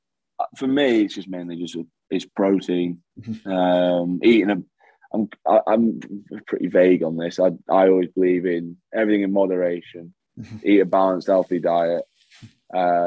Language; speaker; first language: English; native; English